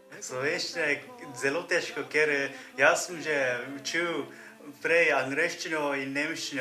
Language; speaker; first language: Slovenian; non-native, learner; Japanese